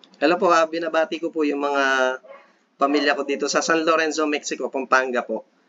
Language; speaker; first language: Filipino; non-native, local second language; Pampanga